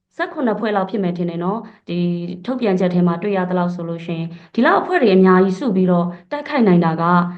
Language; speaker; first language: Burmese; native; Burmese